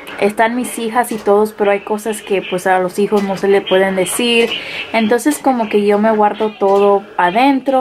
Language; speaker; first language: Spanish; early bilingual, heritage; Spanish